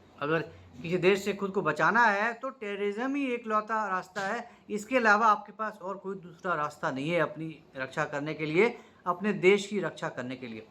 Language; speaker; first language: Hindi; native; Hindi